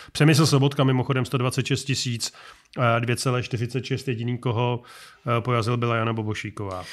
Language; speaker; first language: Czech; native; Czech